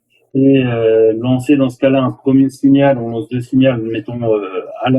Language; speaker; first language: French; native; French